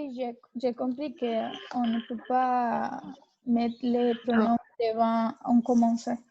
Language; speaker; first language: French; non-native, learner; Spanish